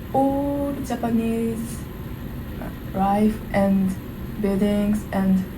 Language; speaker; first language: English; non-native, learner; Japanese